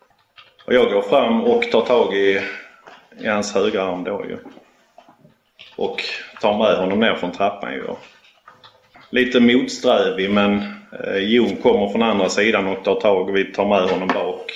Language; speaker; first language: Swedish; native; Swedish